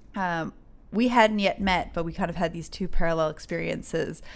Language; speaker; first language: English; native; English